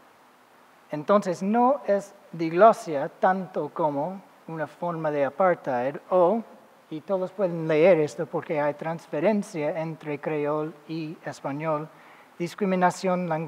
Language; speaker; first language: Spanish; non-native, fluent; English